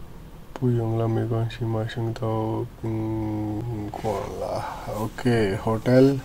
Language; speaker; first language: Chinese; non-native, learner; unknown